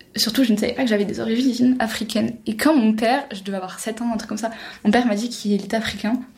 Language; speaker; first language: French; native; French